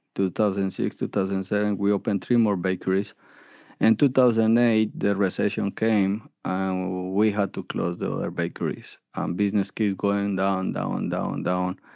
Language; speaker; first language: English; non-native, fluent; Spanish